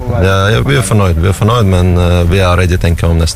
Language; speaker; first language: Norwegian; non-native, learner; Russian